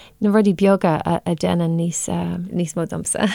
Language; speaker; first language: Irish; non-native, local second language; English